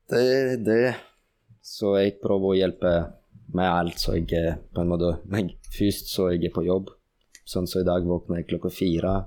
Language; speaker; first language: Norwegian; non-native, fluent; Russian